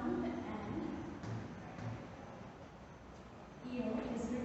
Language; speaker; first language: English; non-native, local second language; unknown